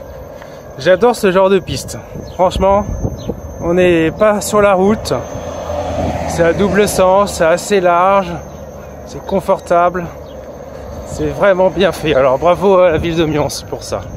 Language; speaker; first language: French; native; French